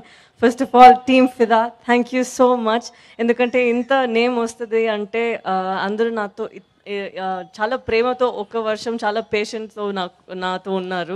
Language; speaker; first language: Telugu; non-native, learner; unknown